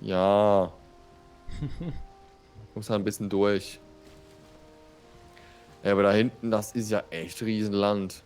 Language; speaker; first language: German; native; German